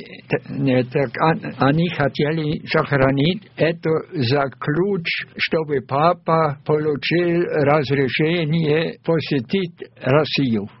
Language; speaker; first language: Russian; non-native, fluent; German